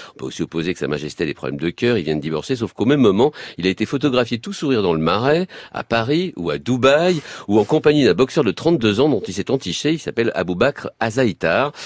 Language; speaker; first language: French; native; French